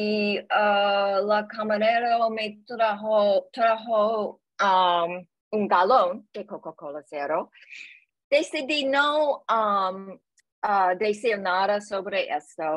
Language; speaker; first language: Spanish; non-native, learner; English